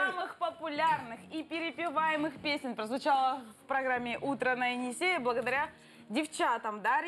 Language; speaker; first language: Russian; native; Russian